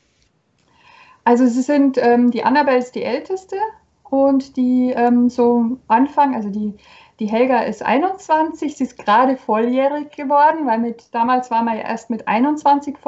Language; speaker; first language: German; native; German